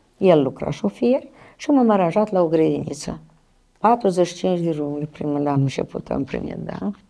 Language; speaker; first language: Romanian; native; Romanian